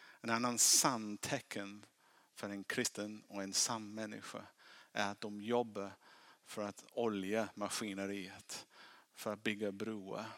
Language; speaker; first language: Swedish; non-native, fluent; English